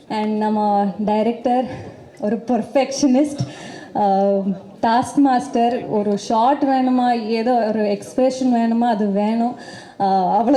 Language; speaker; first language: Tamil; non-native, learner; Kannada